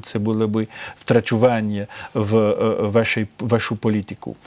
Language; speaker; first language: Ukrainian; non-native, fluent; French